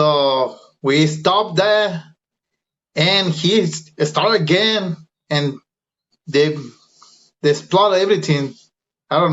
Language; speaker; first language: English; early bilingual, other home language; Spanish